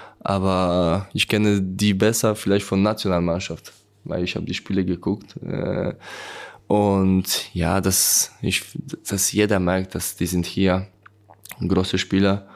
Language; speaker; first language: German; non-native, learner; Polish